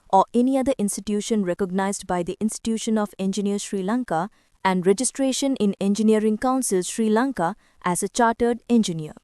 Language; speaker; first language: English; non-native, local second language; Sinhala